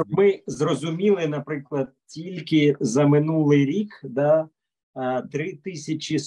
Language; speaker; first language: Ukrainian; native; Ukrainian